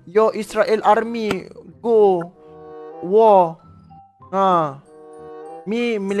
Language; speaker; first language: English; non-native, learner; Malay